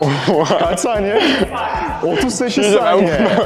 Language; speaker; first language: Turkish; native; Turkish